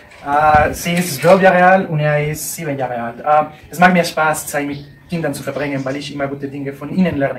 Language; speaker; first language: German; non-native, learner; Spanish